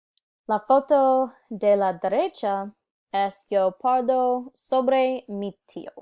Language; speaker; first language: Spanish; non-native, learner; English